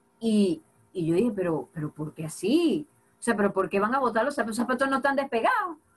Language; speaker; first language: Spanish; native; Spanish